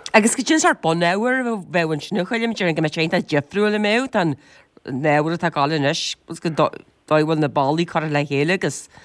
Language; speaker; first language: Irish; native; Irish